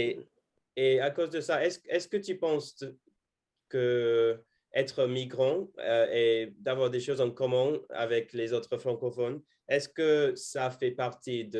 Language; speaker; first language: French; non-native, fluent; English